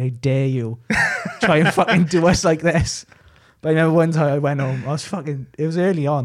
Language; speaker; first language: English; native; English